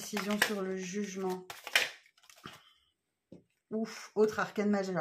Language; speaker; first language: French; native; French